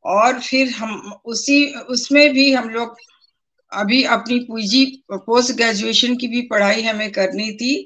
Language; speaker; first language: Hindi; native; Hindi